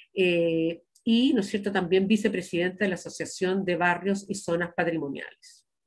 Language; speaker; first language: Spanish; native; Spanish